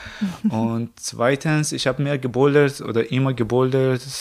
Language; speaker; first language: German; non-native, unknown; Persian